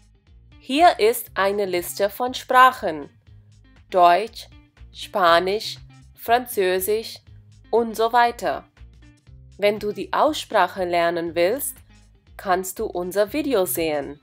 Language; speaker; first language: German; non-native, fluent; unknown